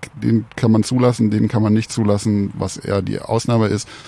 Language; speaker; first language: German; native; German